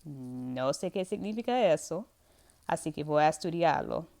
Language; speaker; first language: Spanish; non-native, learner; English